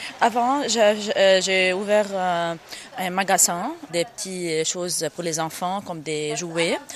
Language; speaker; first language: French; non-native, local second language; Arabic